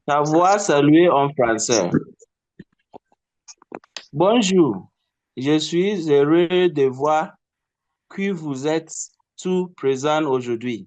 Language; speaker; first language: French; non-native, learner; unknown